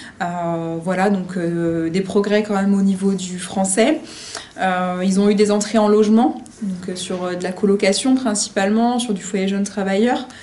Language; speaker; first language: French; native; French